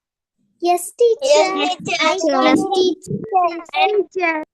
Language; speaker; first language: English; non-native, learner; Tamil